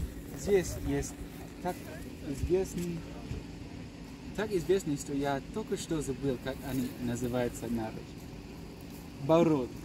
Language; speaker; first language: Russian; non-native, learner; English